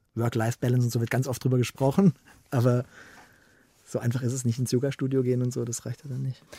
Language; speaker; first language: German; native; German